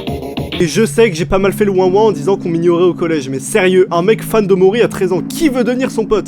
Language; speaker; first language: French; native; French